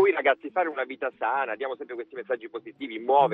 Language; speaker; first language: Italian; native; Italian